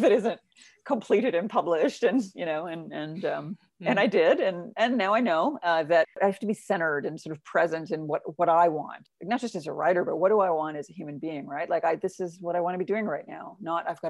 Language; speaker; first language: English; native; English